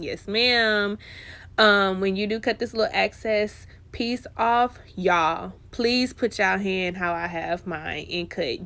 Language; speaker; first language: English; native; English